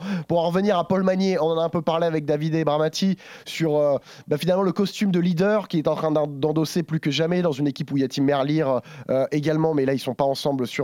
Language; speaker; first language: French; native; French